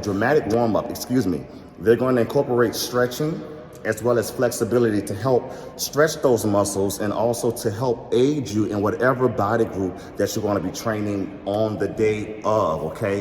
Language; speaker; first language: English; native; English